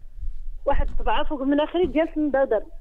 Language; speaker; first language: Arabic; native; Arabic